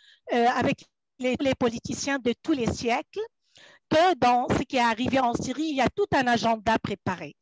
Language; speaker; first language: French; non-native, fluent; Arabic